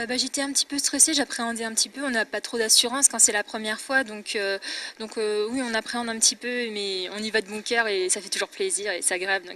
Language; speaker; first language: French; native; French